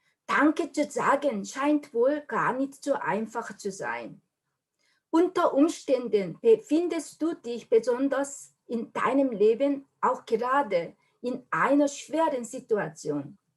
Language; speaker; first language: German; non-native, learner; Korean